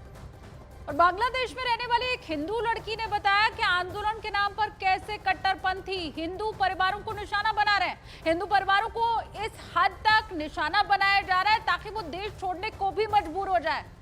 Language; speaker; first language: Hindi; native; Hindi